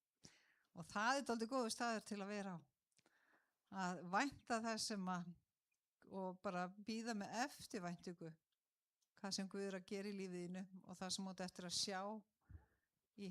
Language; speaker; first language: Icelandic; native; Icelandic